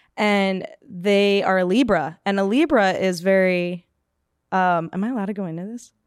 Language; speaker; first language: English; native; English